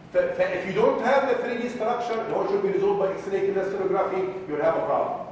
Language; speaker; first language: English; non-native, fluent; Arabic